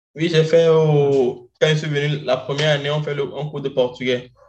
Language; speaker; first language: French; non-native, local second language; Ewe